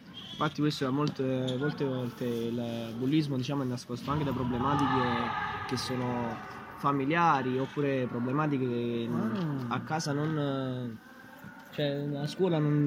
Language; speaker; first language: Italian; native; Italian